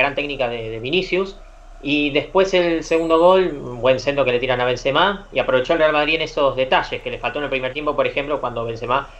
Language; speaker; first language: Spanish; native; Spanish